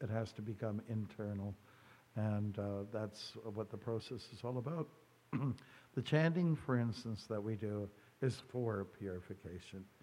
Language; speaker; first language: English; native; English